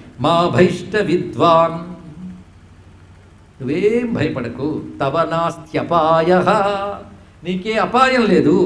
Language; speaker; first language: Telugu; native; Telugu